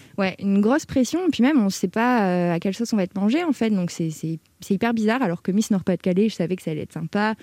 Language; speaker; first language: French; native; French